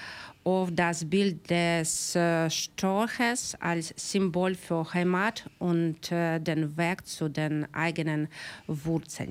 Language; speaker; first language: German; non-native, learner; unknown